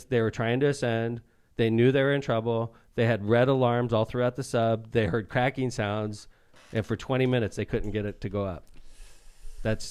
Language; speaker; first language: English; native; English